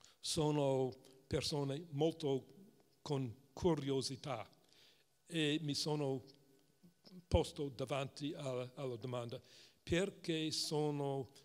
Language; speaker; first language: Italian; non-native, fluent; English